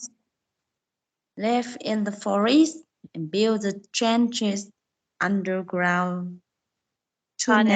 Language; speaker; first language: English; non-native, learner; Vietnamese